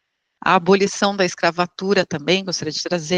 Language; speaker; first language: Portuguese; native; Portuguese